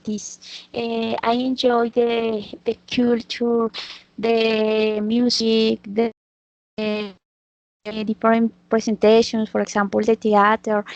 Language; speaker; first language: English; non-native, learner; Spanish